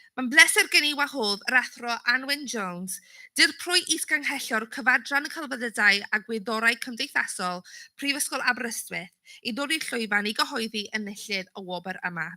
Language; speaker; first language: Welsh; native; Welsh